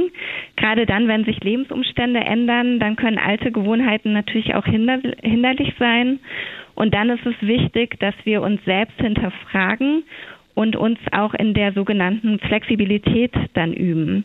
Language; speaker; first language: German; native; German